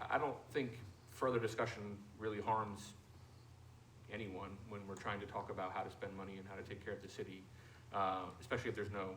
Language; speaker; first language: English; native; English